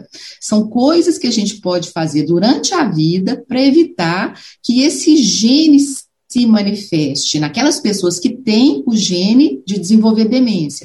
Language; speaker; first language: Portuguese; native; Portuguese